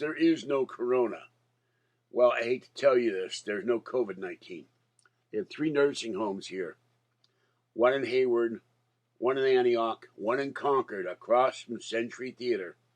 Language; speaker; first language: English; native; English